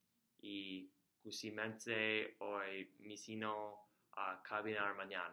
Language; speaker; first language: Spanish; non-native, learner; English